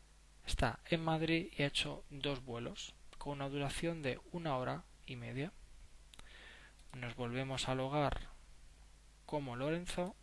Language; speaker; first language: Spanish; native; Spanish